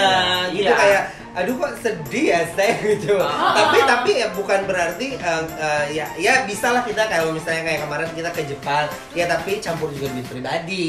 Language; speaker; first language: Indonesian; native; Indonesian